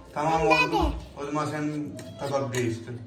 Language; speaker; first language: Turkish; non-native, learner; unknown